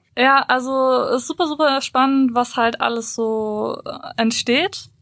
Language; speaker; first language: German; early bilingual, other home language; Bosnian